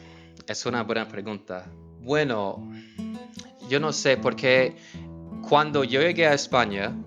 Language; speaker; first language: Spanish; non-native, learner; English